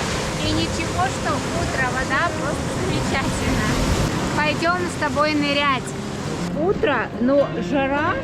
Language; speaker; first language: Russian; native; Russian